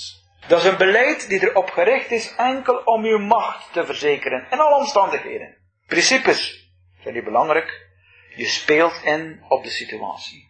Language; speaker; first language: Dutch; native; Dutch